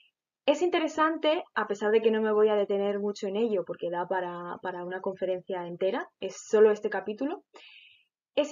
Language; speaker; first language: Spanish; native; Spanish